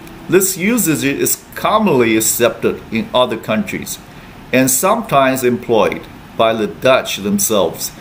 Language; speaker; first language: English; non-native, fluent; Chinese